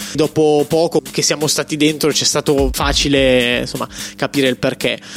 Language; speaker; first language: Italian; native; Italian